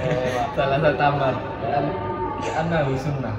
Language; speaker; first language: Arabic; non-native, learner; Indonesian